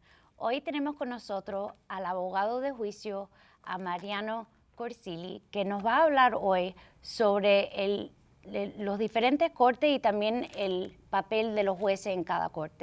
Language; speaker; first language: Spanish; early bilingual, heritage; Spanish